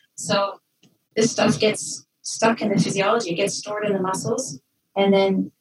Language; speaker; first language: English; native; English